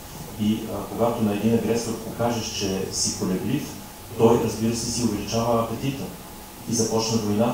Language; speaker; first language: Bulgarian; native; Bulgarian